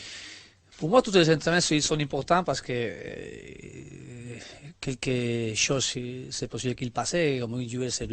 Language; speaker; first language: French; non-native, learner; Spanish